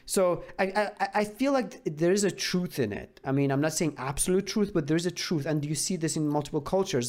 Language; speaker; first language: English; non-native, fluent; Persian